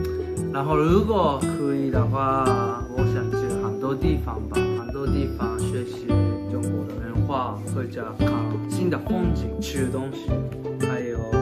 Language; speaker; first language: Chinese; non-native, learner; Japanese